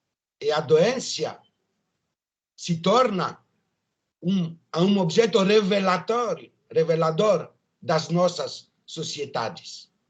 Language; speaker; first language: Portuguese; non-native, learner; French